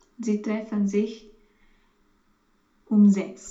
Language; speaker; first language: German; non-native, learner; Romanian